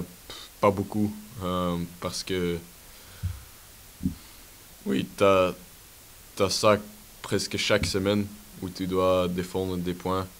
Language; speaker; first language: French; non-native, local second language; Dutch